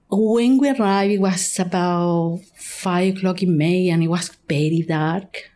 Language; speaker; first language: English; non-native, fluent; Spanish